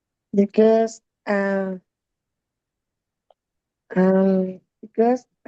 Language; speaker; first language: English; non-native, learner; Vietnamese